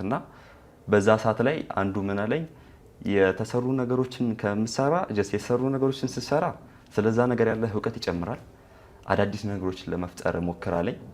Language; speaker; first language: Amharic; non-native, local second language; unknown